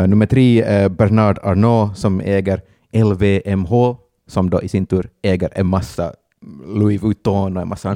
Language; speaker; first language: Swedish; native; Swedish